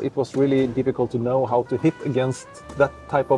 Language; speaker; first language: English; non-native, fluent; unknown